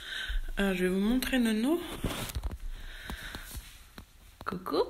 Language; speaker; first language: French; native; French